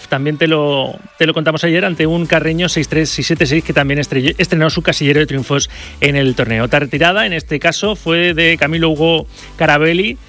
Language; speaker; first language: Spanish; native; Spanish